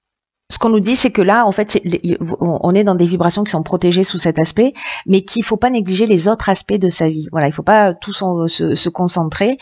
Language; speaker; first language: French; native; French